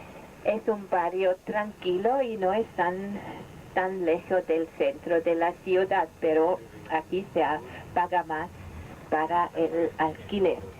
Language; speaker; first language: Spanish; non-native, fluent; German